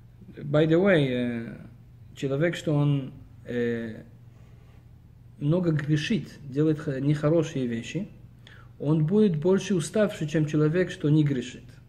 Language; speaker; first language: Russian; early bilingual, heritage; Russian